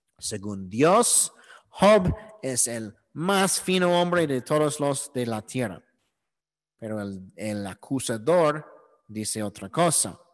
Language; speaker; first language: Spanish; non-native, learner; English